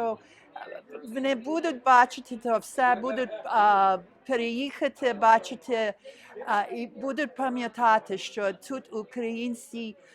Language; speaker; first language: Ukrainian; early bilingual, heritage; Ukrainian